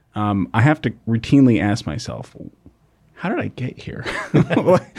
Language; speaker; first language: English; native; English